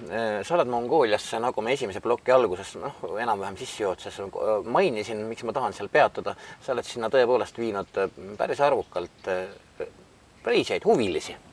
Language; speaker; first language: Estonian; native; Estonian